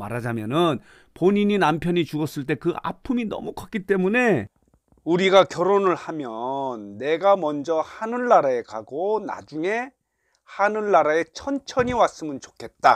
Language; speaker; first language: Korean; native; Korean